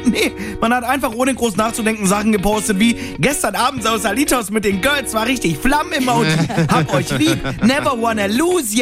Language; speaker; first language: German; native; German